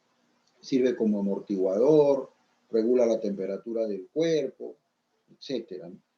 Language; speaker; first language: Spanish; native; Spanish